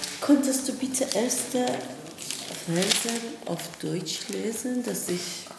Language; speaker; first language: German; non-native, learner; Persian